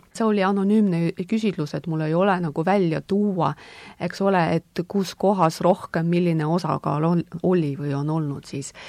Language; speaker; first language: Estonian; non-native, local second language; Russian